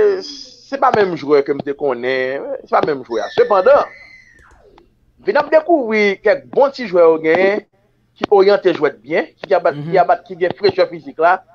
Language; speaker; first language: French; non-native, local second language; Haitian Creole